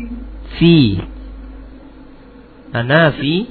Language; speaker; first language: Arabic; non-native, fluent; Indonesian